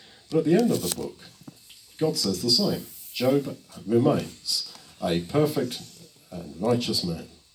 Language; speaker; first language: English; native; English